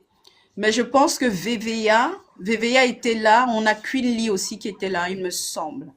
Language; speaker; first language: French; native; French